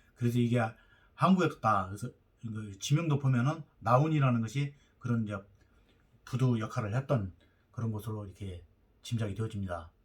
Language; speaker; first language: Korean; native; Korean